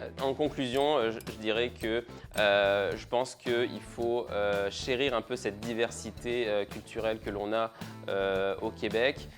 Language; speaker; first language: French; native; French